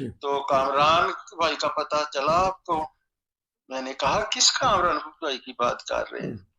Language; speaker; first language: Urdu; non-native, local second language; Punjabi